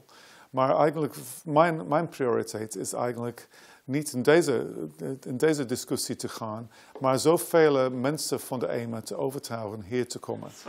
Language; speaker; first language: Dutch; non-native, fluent; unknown